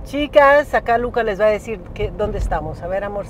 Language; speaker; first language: Spanish; native; Spanish